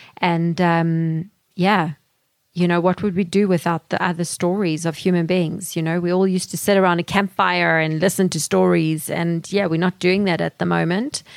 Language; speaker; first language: English; native; English